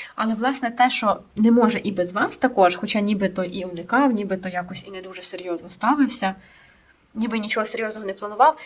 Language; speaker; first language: Ukrainian; non-native, local second language; Russian